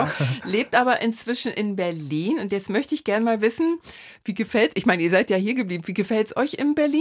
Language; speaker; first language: German; native; German